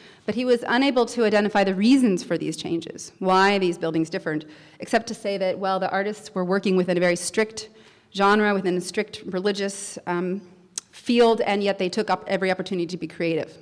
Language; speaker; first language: English; native; English